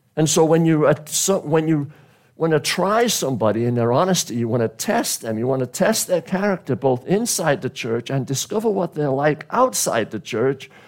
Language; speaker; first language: English; native; English